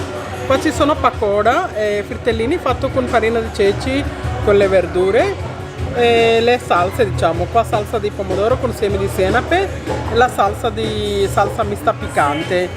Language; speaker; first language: Italian; non-native, learner; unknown